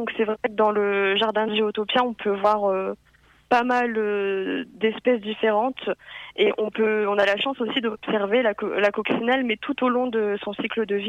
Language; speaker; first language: French; native; French